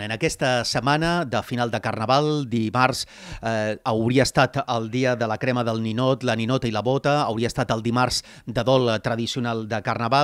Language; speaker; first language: Catalan; native; Catalan